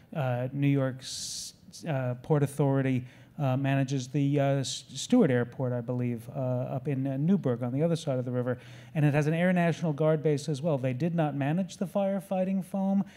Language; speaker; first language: English; native; English